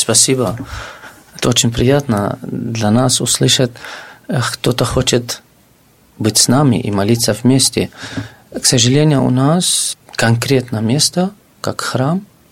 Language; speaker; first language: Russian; non-native, fluent; Arabic